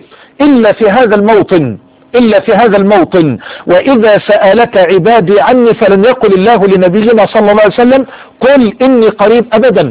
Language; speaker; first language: Arabic; native; Arabic